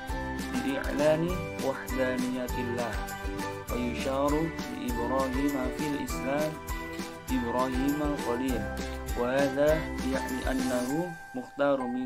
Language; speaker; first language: Arabic; non-native, learner; Indonesian